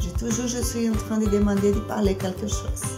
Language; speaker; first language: French; non-native, fluent; Portuguese